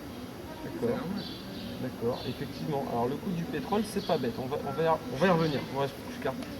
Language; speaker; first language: French; native; French